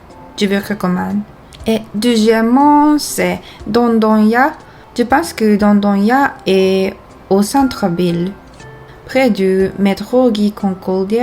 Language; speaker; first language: French; non-native, fluent; Japanese